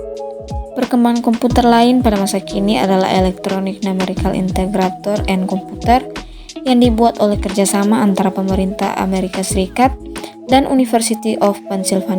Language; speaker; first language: Indonesian; native; Indonesian